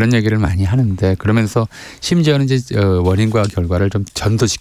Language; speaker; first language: Korean; native; Korean